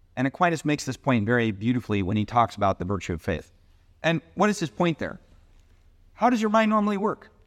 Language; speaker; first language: English; native; English